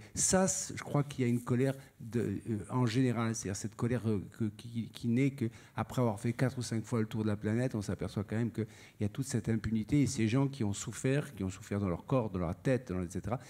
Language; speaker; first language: French; native; French